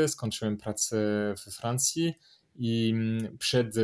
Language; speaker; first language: Polish; non-native, learner; French